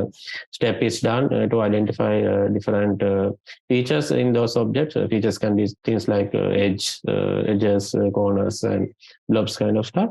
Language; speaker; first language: English; non-native, local second language; Sinhala